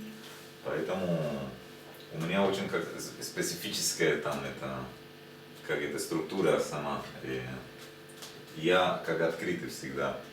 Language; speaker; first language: Russian; non-native, learner; Spanish